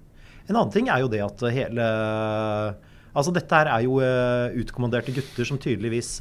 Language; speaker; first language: Norwegian; native; Norwegian